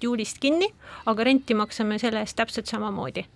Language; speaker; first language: Estonian; native; Estonian